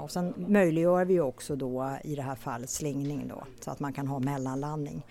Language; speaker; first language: Swedish; native; Swedish